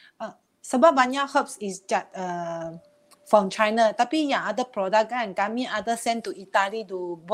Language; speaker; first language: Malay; non-native, local second language; Chinese